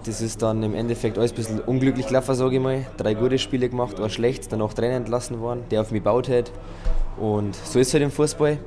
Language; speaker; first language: German; native; German